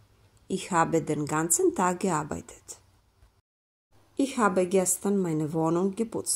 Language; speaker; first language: German; non-native, fluent; Serbian